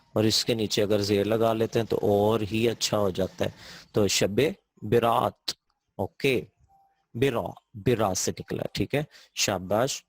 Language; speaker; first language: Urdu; non-native, local second language; Punjabi